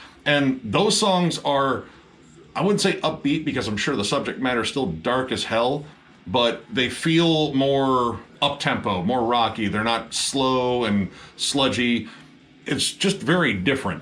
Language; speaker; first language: English; native; English